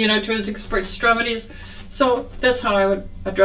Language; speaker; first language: English; native; English